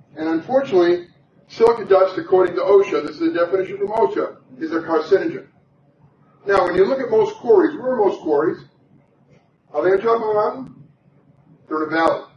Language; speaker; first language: English; native; English